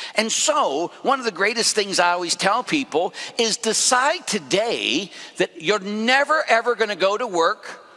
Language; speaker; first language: English; native; English